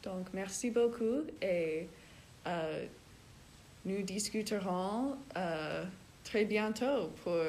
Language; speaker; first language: French; non-native, learner; English